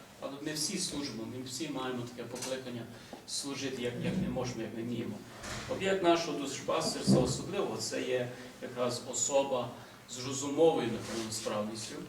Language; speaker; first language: Ukrainian; early bilingual, heritage; Ukrainian